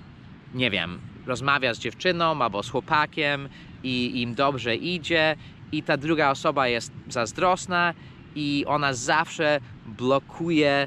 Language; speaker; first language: Polish; non-native, fluent; English